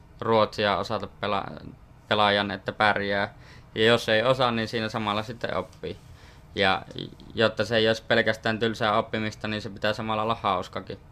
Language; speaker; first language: Finnish; native; Finnish